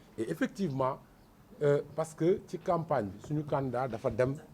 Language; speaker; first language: Wolof; native; Wolof